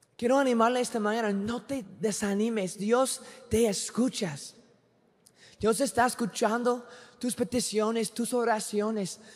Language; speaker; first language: Spanish; non-native, fluent; English